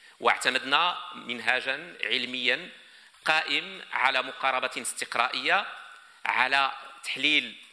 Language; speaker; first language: Arabic; native; Arabic